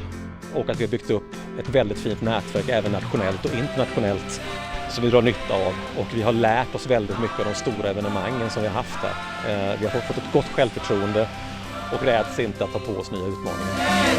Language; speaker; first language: Swedish; native; Swedish